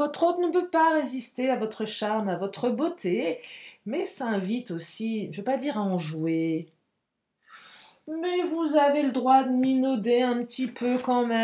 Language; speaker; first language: French; native; French